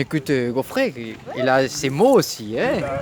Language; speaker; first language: French; non-native, fluent; Spanish